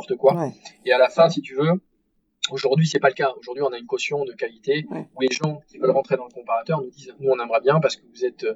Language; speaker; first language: French; native; French